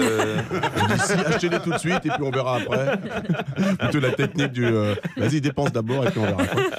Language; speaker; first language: French; native; French